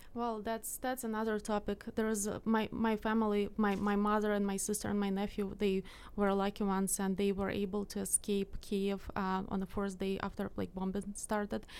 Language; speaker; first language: English; non-native, fluent; Ukrainian